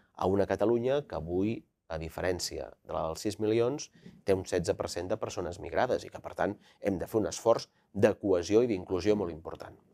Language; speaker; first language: Catalan; native; Catalan